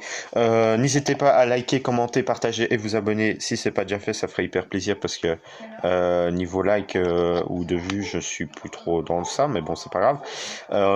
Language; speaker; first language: French; native; French